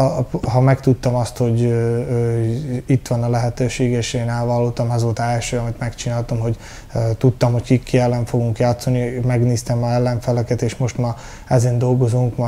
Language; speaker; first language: Hungarian; early bilingual, heritage; Hungarian